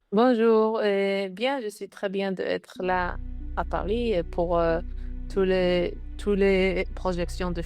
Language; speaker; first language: French; non-native, learner; Hebrew